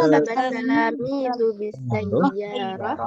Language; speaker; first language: Arabic; non-native, learner; Indonesian